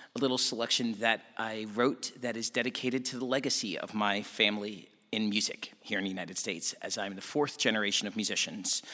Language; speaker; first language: English; native; English